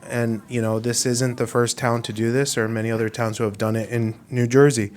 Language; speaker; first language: English; native; English